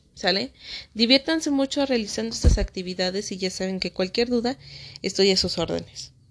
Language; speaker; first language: Spanish; native; Spanish